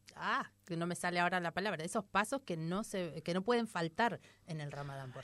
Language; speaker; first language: Spanish; native; Spanish